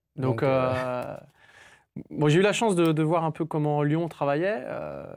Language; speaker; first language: French; native; French